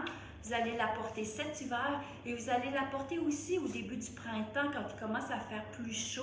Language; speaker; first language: French; native; French